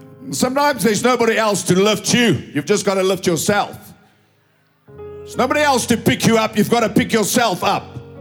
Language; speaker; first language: English; non-native, local second language; Afrikaans